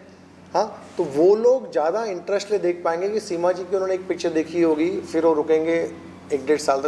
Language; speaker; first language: Hindi; native; Hindi